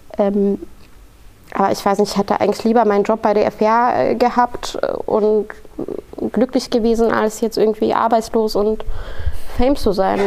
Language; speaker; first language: German; non-native, fluent; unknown